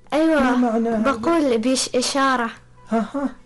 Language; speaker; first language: Arabic; non-native, learner; Persian